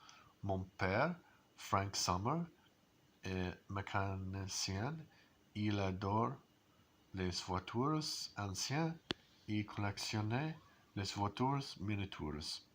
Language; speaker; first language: French; non-native, learner; English